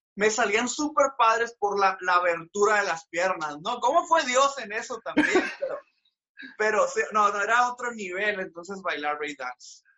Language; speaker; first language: Spanish; native; Spanish